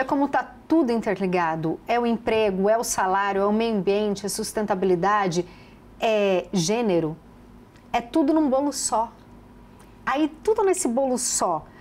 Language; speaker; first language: Portuguese; native; Portuguese